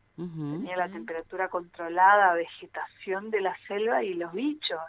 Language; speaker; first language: Spanish; early bilingual, other home language; Portuguese